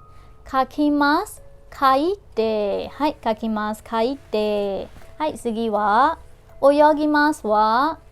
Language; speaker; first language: Japanese; non-native, fluent; Burmese